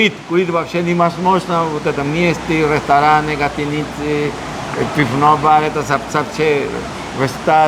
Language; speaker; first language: Russian; non-native, learner; Spanish